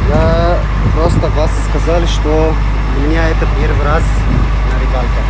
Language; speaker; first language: Russian; non-native, learner; Arabic